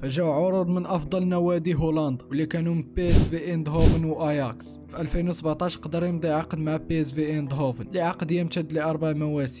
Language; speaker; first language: Arabic; native; Arabic